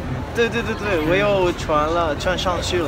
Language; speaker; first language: Chinese; non-native, fluent; Arabic